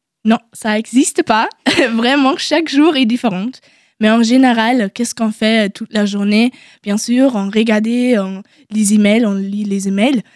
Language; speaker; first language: French; non-native, learner; German